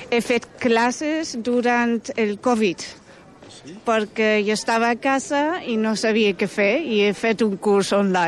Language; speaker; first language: Catalan; non-native, learner; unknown